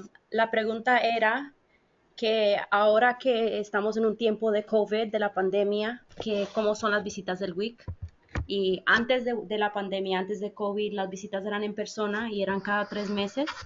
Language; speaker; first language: Spanish; early bilingual, heritage; Spanish